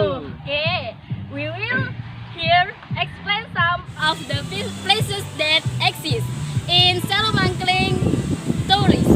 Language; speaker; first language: English; non-native, learner; Indonesian